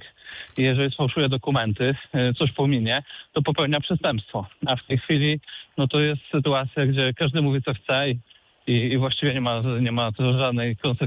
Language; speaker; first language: Polish; native; Polish